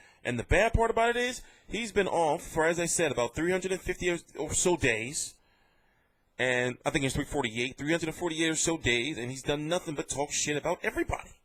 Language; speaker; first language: English; native; English